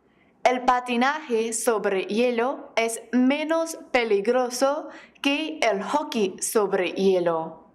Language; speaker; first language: Spanish; non-native, fluent; English